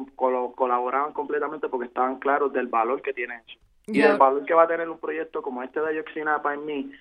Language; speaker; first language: Spanish; native; Spanish